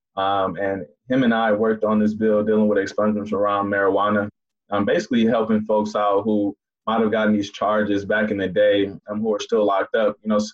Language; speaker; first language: English; native; English